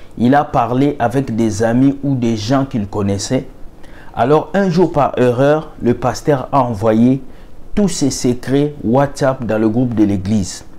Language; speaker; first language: French; non-native, local second language; Lingala